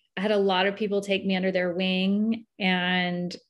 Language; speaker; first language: English; native; English